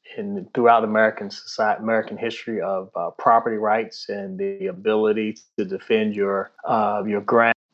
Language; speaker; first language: English; native; English